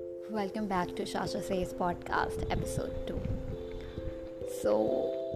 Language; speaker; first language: English; non-native, local second language; Hindi